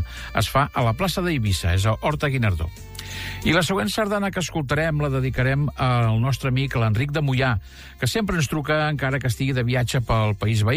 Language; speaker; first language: Catalan; native; Catalan